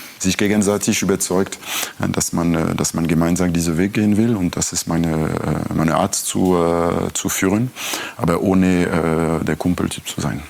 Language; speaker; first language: German; non-native, local second language; French